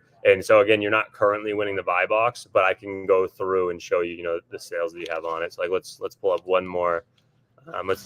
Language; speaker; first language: English; native; English